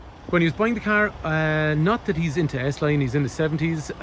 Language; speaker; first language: English; native; English